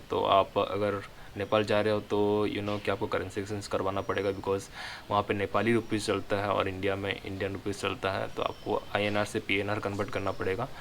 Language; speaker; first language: Hindi; non-native, local second language; Odia